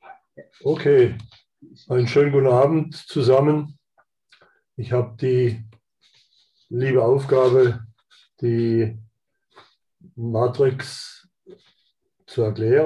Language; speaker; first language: German; native; German